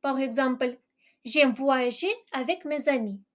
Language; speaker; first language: French; non-native, fluent; Ukrainian